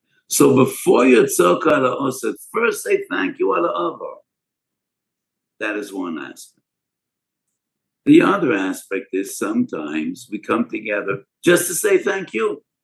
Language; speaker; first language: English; non-native, fluent; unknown